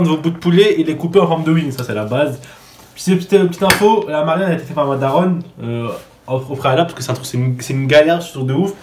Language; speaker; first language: French; native; French